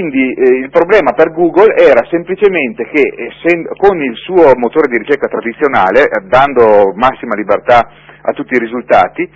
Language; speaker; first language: Italian; native; Italian